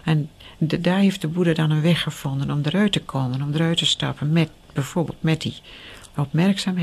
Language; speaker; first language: Dutch; native; Dutch